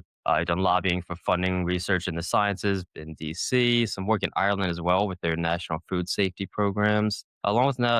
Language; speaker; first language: English; native; English